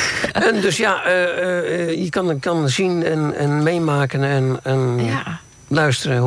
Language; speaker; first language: Dutch; native; Dutch